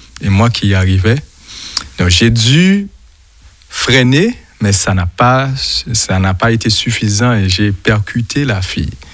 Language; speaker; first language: French; non-native, local second language; Haitian Creole